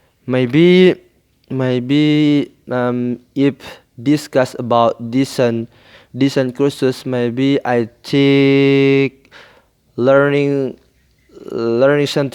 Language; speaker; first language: English; non-native, learner; Indonesian